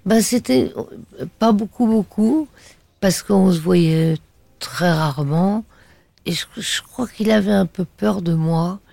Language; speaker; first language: French; native; French